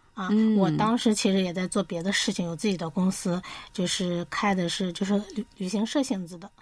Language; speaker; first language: Chinese; native; Chinese